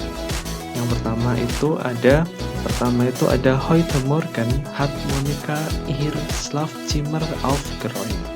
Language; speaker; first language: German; non-native, learner; Indonesian